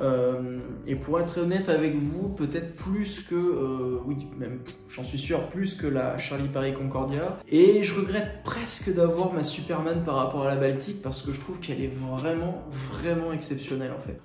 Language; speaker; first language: French; native; French